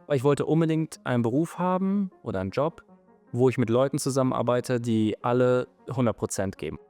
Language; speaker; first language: German; native; German